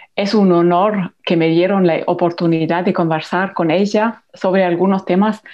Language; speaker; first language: Spanish; non-native, fluent; German